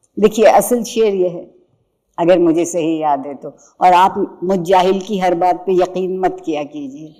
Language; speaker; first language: Urdu; native; Urdu